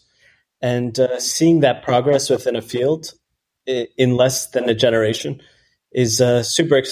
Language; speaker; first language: English; native; English